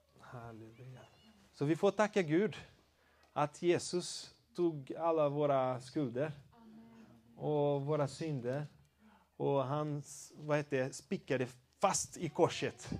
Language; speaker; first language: Swedish; non-native, fluent; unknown